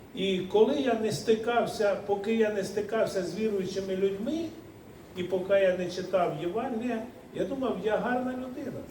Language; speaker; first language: Ukrainian; native; Ukrainian